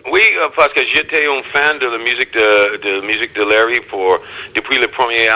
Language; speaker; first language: French; non-native, learner; English